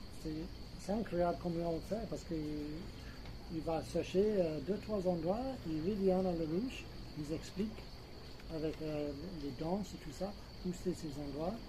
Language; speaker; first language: French; non-native, fluent; English